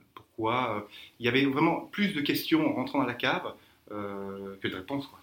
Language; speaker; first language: French; native; French